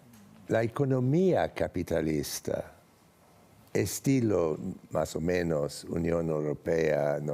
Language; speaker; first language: Spanish; non-native, fluent; English